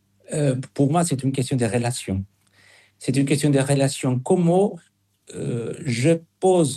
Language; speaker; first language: French; non-native, fluent; Spanish